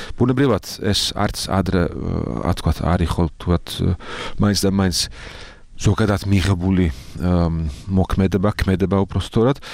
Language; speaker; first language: Georgian; non-native, fluent; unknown